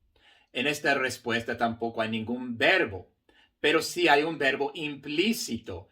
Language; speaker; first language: Spanish; non-native, fluent; English